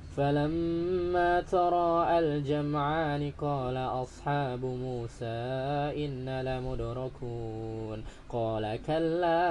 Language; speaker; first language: Arabic; non-native, learner; Indonesian